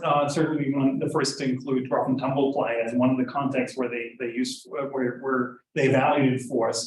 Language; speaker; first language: English; non-native, fluent; Norwegian